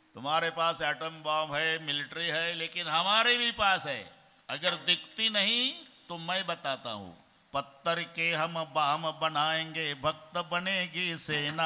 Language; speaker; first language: Hindi; non-native, local second language; Marathi